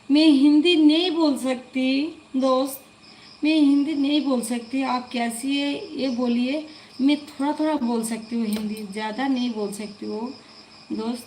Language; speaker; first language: Hindi; non-native, local second language; Bangla